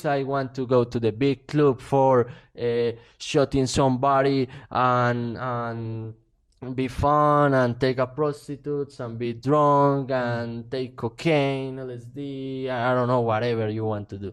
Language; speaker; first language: English; non-native, learner; Spanish